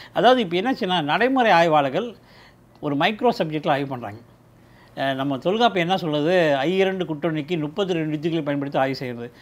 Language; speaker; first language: Tamil; native; Tamil